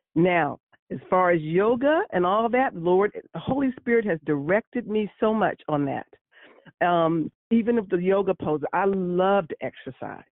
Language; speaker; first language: English; native; English